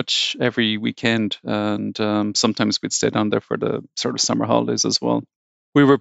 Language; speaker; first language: English; native; English